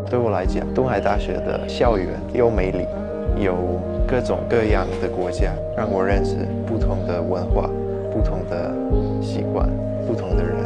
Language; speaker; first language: Chinese; non-native, fluent; Czech